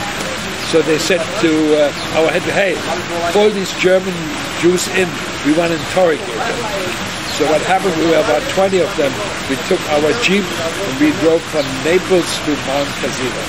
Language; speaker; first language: English; non-native, fluent; German